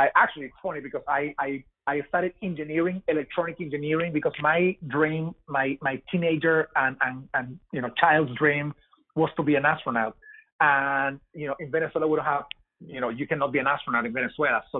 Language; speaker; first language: English; non-native, fluent; Spanish